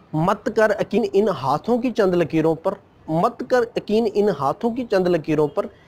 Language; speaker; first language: Hindi; non-native, local second language; Punjabi